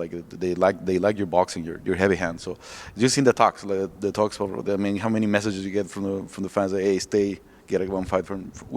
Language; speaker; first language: English; non-native, fluent; Spanish